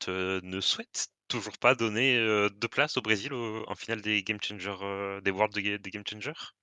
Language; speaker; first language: French; native; French